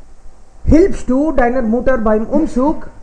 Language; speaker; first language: German; non-native, fluent; Hindi